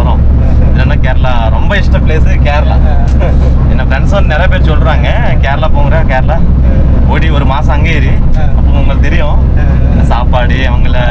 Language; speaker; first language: Tamil; non-native, learner; Telugu